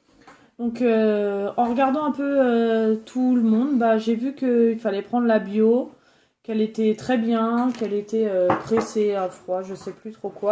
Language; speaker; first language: French; native; French